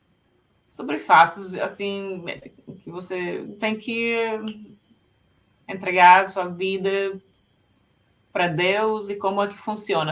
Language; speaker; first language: Portuguese; non-native, fluent; Finnish